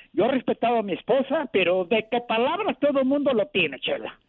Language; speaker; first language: Spanish; native; Spanish